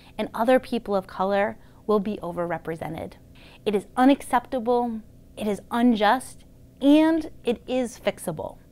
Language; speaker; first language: English; native; English